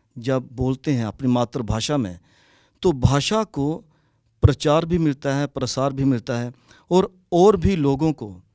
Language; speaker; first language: Hindi; non-native, local second language; Dogri